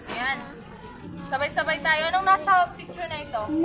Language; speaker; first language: Filipino; native; Filipino